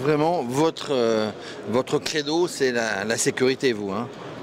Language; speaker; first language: French; native; French